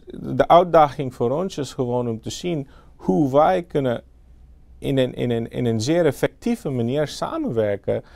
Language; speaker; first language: Dutch; non-native, fluent; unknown